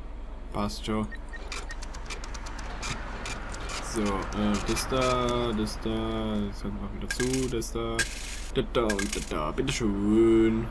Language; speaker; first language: German; native; German